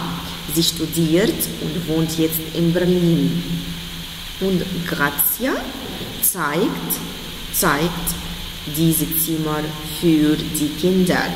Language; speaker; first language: German; non-native, fluent; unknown